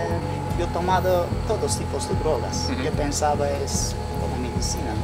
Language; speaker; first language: Spanish; non-native, learner; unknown